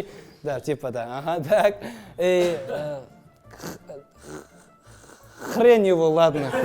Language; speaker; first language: Russian; non-native, local second language; Kazakh